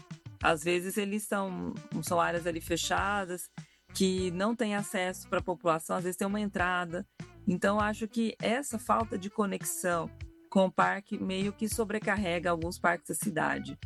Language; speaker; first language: Portuguese; native; Portuguese